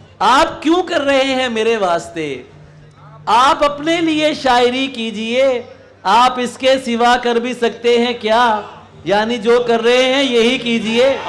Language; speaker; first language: Urdu; non-native, local second language; Punjabi